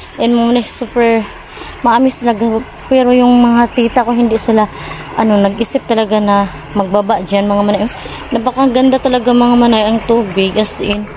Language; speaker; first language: Filipino; non-native, local second language; Cebuano